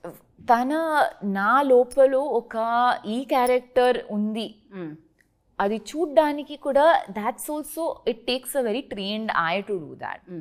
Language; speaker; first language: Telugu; non-native, learner; Tulu